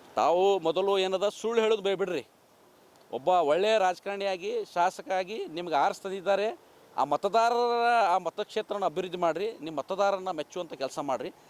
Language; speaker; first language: Kannada; native; Kannada